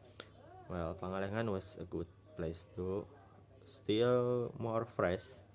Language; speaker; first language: English; non-native, learner; Indonesian